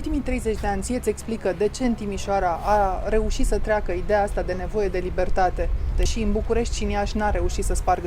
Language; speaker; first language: Romanian; native; Romanian